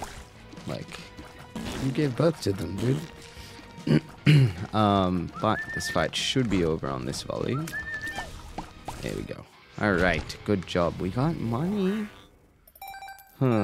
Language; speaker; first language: English; native; English